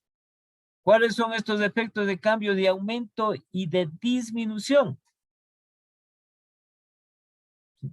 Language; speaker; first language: Spanish; native; Spanish